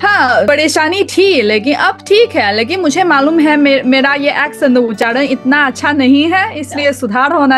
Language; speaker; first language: Hindi; non-native, learner; Chinese